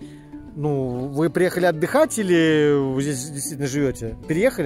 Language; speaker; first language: Russian; native; Russian